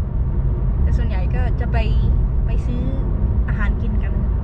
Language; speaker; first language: Thai; early bilingual, heritage; Thai